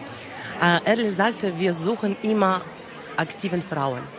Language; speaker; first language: German; non-native, learner; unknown